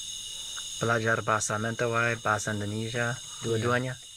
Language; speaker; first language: Indonesian; non-native, learner; English